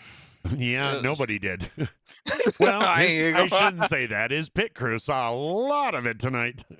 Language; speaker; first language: English; native; English